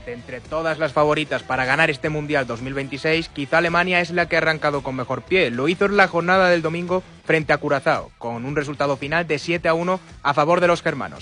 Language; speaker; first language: Spanish; native; Spanish